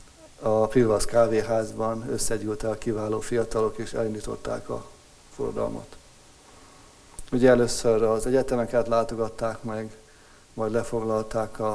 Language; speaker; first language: Hungarian; native; Hungarian